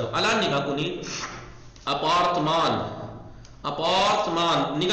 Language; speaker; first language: Persian; non-native, fluent; Urdu